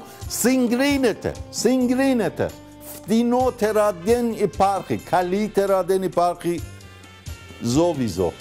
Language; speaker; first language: Greek; non-native, fluent; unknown